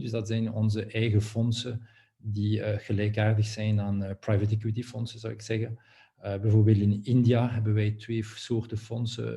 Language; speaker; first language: Dutch; non-native, local second language; French